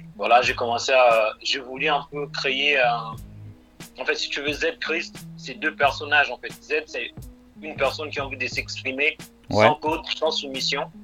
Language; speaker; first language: French; non-native, local second language; Lingala